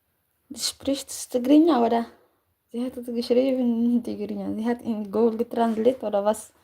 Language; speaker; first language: German; non-native, learner; Tigrinya